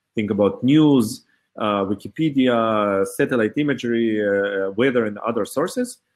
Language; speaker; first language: English; early bilingual, other home language; Hebrew